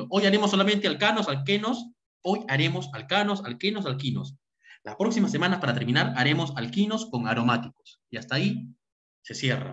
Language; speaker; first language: Spanish; native; Spanish